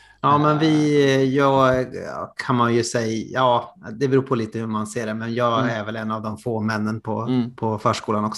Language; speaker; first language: Swedish; native; Swedish